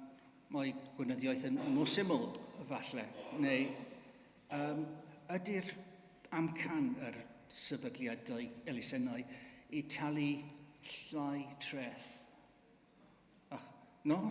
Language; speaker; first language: Welsh; non-native, learner; English